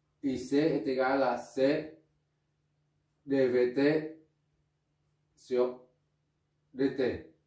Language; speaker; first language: French; non-native, local second language; Arabic